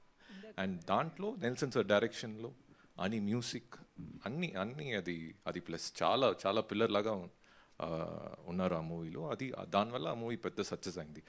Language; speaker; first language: Telugu; non-native, learner; Tamil